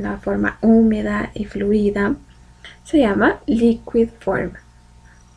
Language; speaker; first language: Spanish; native; Spanish